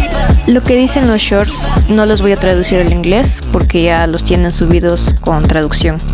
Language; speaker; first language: Spanish; native; Spanish